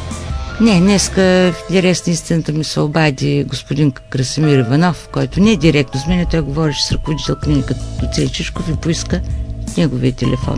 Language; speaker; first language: Bulgarian; native; Bulgarian